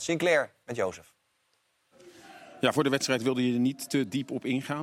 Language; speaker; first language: Dutch; native; Dutch